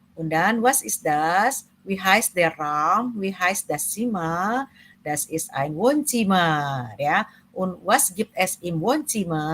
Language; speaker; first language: German; non-native, fluent; Indonesian